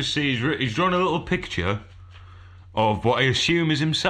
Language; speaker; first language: English; native; English